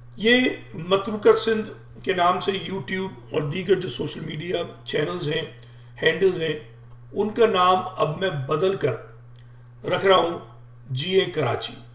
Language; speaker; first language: Urdu; native; Urdu